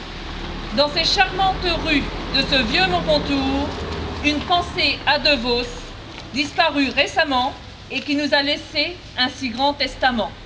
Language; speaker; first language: French; native; French